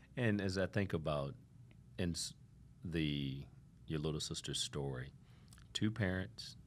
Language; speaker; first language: English; native; English